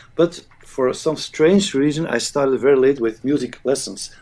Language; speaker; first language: English; non-native, fluent; Dutch